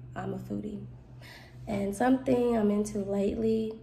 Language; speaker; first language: English; native; English